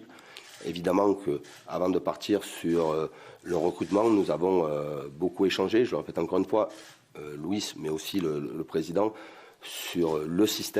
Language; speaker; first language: French; native; French